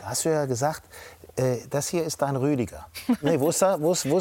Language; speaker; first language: German; native; German